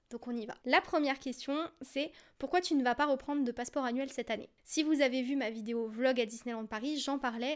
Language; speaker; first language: French; native; French